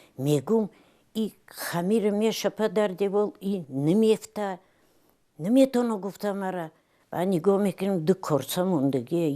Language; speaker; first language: Tajik; non-native, fluent; Russian